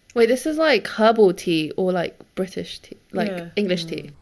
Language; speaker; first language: English; native; English